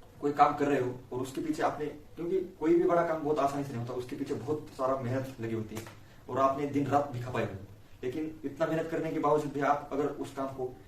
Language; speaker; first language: Hindi; non-native, local second language; Marathi